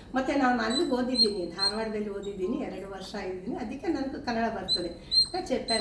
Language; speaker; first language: Kannada; non-native, local second language; Telugu